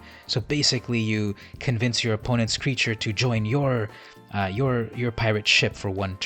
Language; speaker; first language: English; native; English